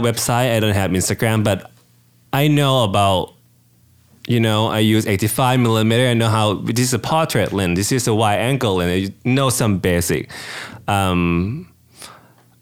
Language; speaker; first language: English; non-native, fluent; Thai